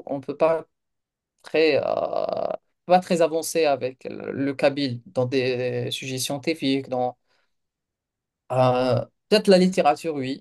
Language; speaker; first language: French; non-native, local second language; Kabyle